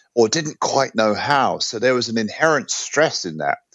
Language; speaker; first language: English; native; English